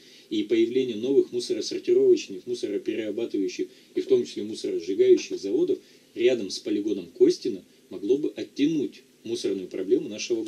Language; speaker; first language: Russian; native; Russian